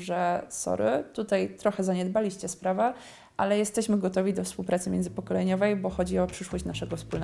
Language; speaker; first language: Polish; native; Polish